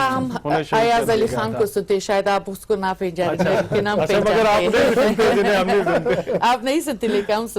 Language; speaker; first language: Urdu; non-native, learner; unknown